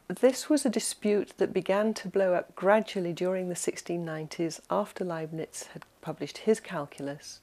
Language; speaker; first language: English; native; English